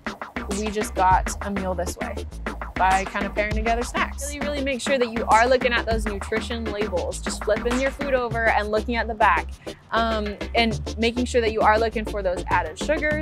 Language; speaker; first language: English; native; English